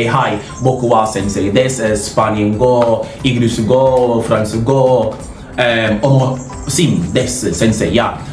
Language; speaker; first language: Japanese; non-native, learner; Jamaican Creole English